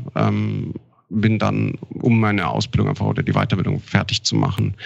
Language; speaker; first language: German; native; German